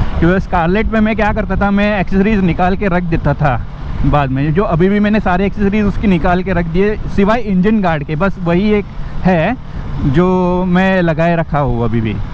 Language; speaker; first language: Hindi; non-native, local second language; Marathi